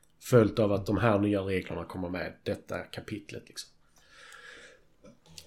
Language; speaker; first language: Swedish; native; Swedish